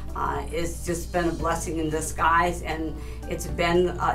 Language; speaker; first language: English; native; English